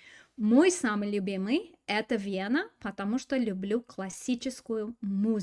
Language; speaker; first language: Russian; non-native, fluent; English